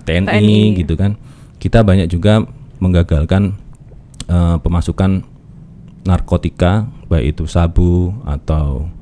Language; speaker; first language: Indonesian; native; Indonesian